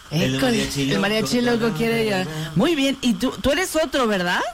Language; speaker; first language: Spanish; native; Spanish